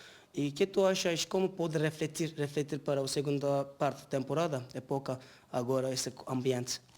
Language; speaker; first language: Portuguese; non-native, learner; Turkish